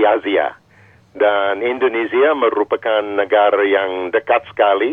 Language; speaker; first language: Indonesian; non-native, fluent; English